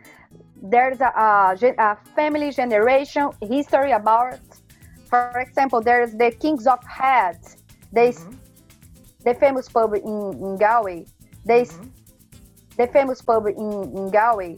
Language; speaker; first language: English; non-native, learner; Portuguese